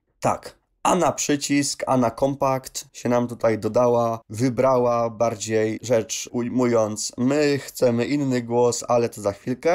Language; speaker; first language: Polish; native; Polish